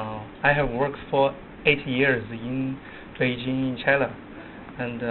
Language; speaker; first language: English; non-native, learner; Chinese